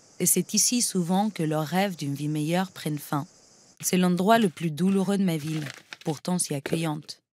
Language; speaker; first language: French; non-native, fluent; Spanish